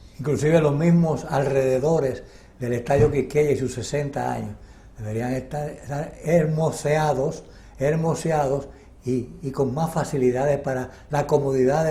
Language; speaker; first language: Spanish; native; Spanish